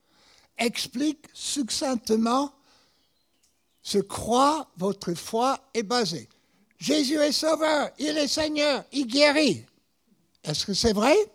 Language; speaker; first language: French; non-native, fluent; English